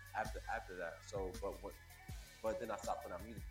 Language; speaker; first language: English; native; English